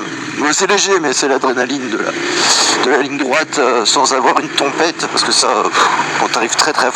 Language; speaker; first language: French; native; French